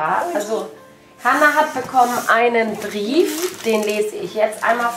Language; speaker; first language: German; native; German